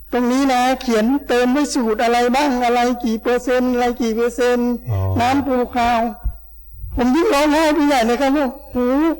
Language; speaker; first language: Thai; native; Thai